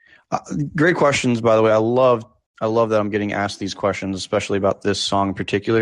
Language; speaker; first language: English; native; English